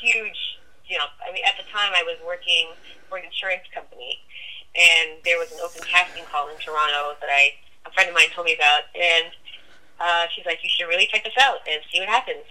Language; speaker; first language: English; native; English